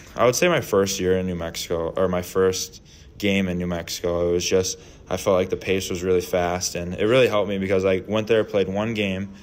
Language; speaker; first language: English; native; English